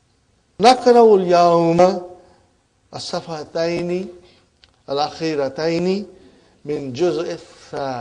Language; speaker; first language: Arabic; non-native, fluent; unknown